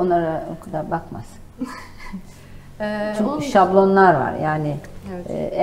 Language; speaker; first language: Turkish; native; Turkish